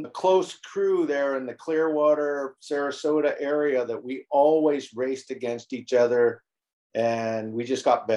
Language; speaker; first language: English; native; English